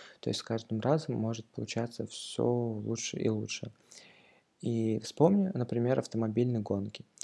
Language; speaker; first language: Russian; native; Russian